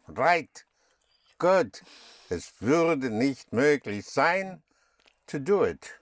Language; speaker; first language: German; non-native, fluent; English